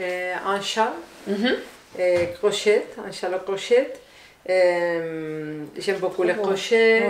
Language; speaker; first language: French; non-native, learner; Spanish